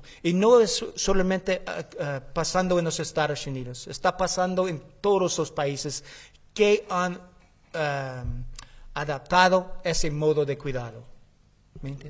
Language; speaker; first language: Spanish; non-native, learner; English